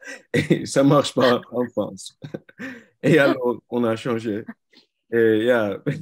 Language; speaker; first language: French; non-native, learner; Dutch